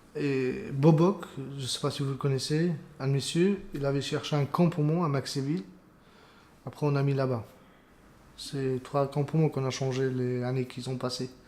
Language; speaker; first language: French; non-native, learner; Romanian